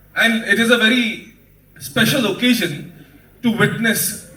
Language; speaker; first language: English; non-native, local second language; Marathi